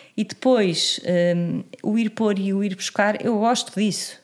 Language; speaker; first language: Portuguese; native; Portuguese